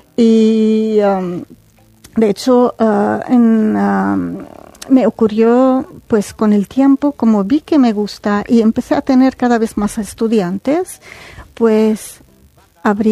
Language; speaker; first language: Spanish; non-native, fluent; Arabic